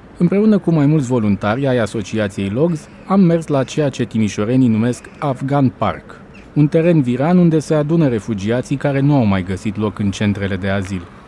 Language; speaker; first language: Romanian; native; Romanian